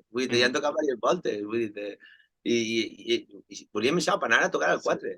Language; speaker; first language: Catalan; native; Catalan